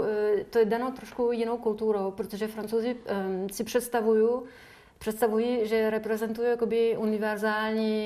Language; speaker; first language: Czech; non-native, fluent; French